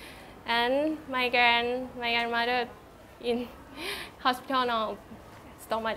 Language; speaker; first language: English; non-native, learner; Thai